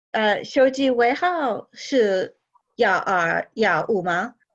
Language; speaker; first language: Chinese; non-native, learner; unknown